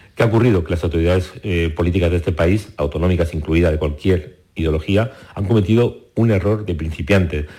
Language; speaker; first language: Spanish; native; Spanish